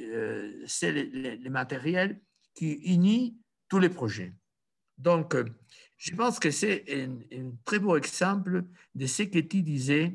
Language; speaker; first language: French; non-native, fluent; Spanish